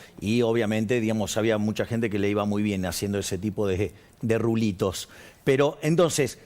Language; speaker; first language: Spanish; native; Spanish